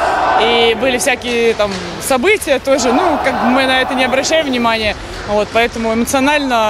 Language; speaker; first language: Russian; native; Russian